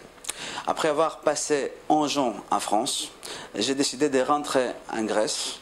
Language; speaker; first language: French; non-native, fluent; Greek